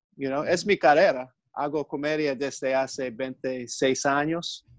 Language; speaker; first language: Spanish; non-native, learner; English